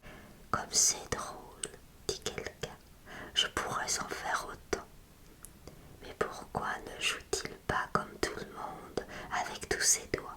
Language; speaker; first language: French; native; French